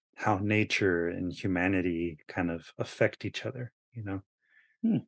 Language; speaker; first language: English; early bilingual, other home language; Spanish